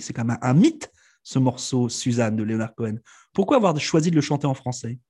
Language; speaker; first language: French; native; French